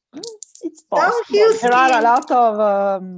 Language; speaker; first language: English; non-native, learner; Italian